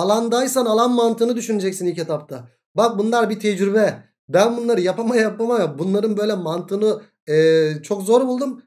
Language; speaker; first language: Turkish; native; Turkish